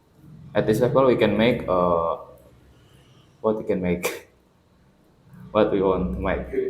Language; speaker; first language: English; non-native, learner; Indonesian